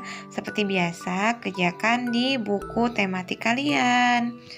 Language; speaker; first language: Indonesian; native; Indonesian